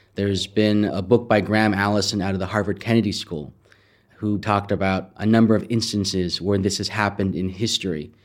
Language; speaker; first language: English; native; English